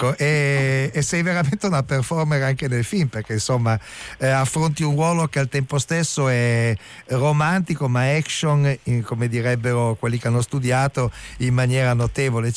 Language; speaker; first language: Italian; native; Italian